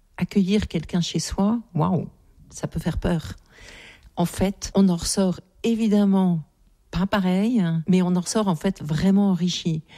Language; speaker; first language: French; native; French